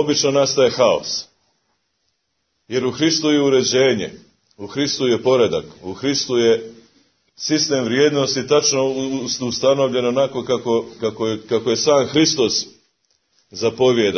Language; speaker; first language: Croatian; native; Croatian